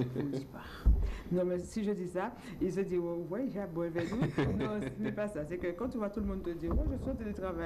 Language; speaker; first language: French; native; French